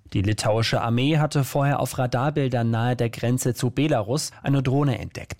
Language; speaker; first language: German; native; German